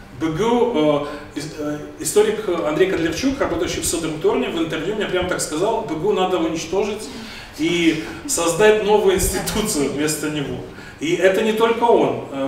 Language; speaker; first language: Russian; native; Russian